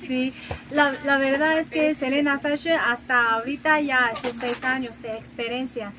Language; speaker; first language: Spanish; non-native, learner; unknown